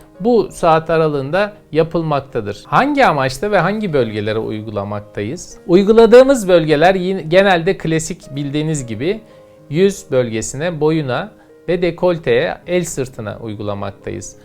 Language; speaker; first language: Turkish; native; Turkish